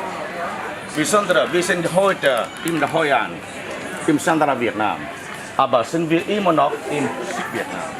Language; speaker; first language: German; non-native, learner; Vietnamese